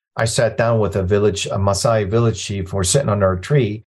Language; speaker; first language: English; early bilingual, other home language; Arabic